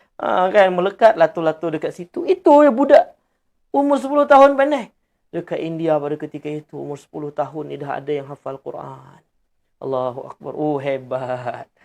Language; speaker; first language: Malay; native; Malay